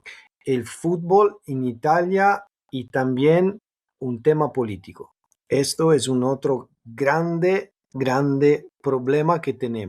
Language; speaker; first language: Spanish; non-native, fluent; Italian